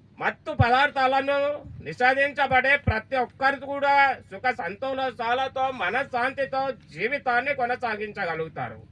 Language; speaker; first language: Telugu; non-native, local second language; Lambadi